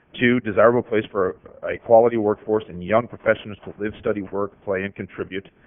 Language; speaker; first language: English; native; English